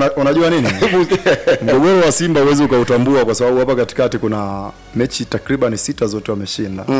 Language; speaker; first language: Swahili; native; Swahili